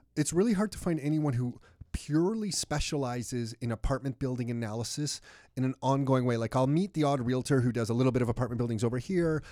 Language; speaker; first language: English; native; English